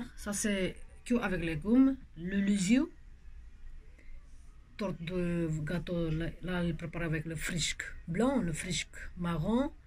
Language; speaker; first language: French; non-native, local second language; Romanian